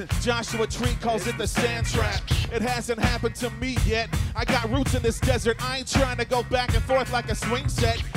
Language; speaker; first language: English; native; English